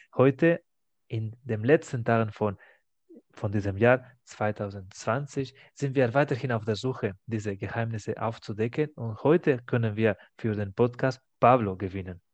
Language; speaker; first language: German; non-native, fluent; Spanish